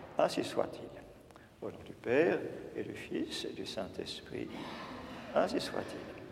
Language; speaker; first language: French; native; French